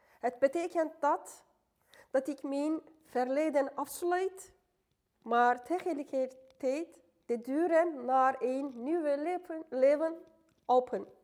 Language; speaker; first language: Dutch; non-native, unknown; Turkish